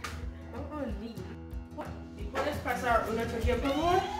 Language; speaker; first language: Spanish; non-native, learner; English